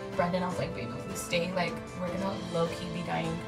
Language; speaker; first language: English; early bilingual, other home language; Spanish